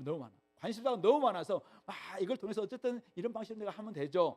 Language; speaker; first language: Korean; native; Korean